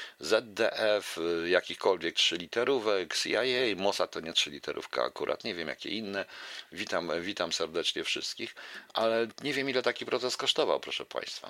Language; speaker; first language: Polish; native; Polish